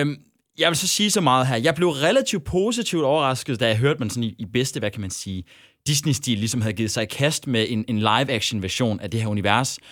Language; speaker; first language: Danish; native; Danish